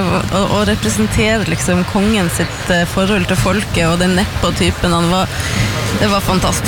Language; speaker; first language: Norwegian; native; Norwegian